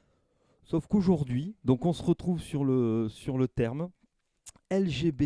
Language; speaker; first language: French; native; French